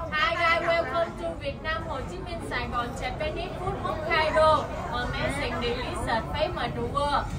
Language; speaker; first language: English; non-native, learner; Vietnamese